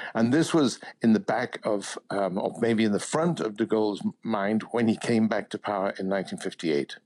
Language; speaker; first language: English; native; English